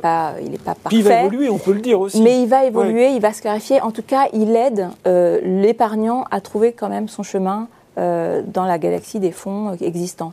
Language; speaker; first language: French; native; French